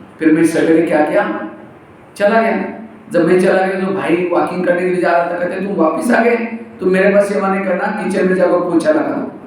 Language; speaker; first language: Hindi; non-native, local second language; Marathi